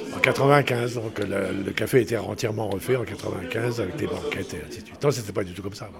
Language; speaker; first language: French; native; French